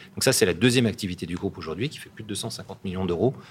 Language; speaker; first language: French; native; French